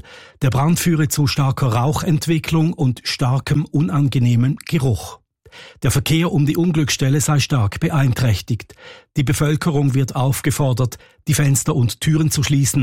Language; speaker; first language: German; native; German